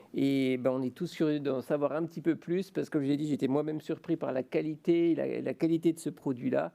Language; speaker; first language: French; native; French